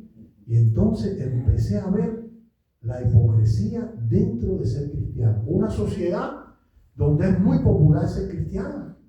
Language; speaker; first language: Spanish; native; Spanish